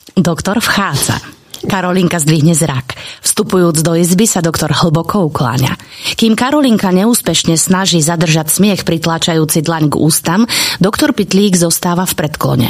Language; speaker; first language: Slovak; native; Slovak